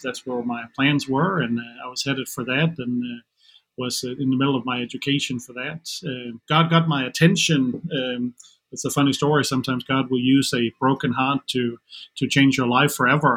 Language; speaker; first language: English; non-native, fluent; Danish